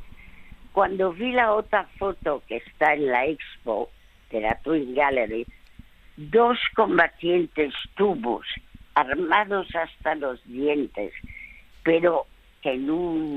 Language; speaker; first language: Spanish; early bilingual, other home language; French